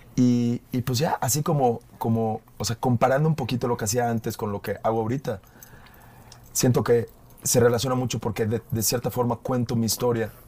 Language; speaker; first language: Spanish; native; Spanish